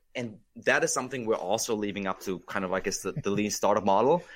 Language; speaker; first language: English; non-native, fluent; German